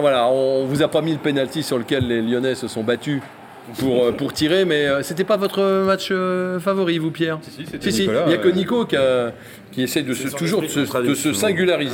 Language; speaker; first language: French; native; French